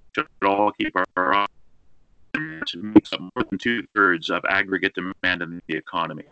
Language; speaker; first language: English; native; English